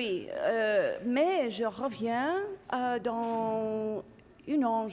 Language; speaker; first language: French; non-native, learner; English